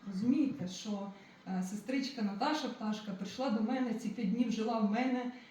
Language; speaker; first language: Ukrainian; non-native, local second language; Russian